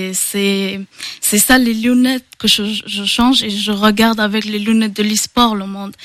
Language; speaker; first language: French; non-native, fluent; Persian